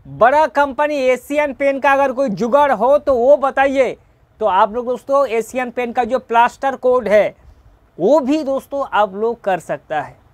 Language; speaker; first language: Hindi; native; Hindi